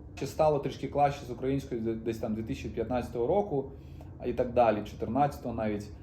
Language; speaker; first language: Ukrainian; non-native, local second language; Russian